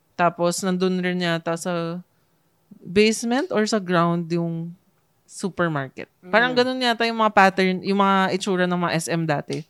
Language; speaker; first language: Filipino; native; Filipino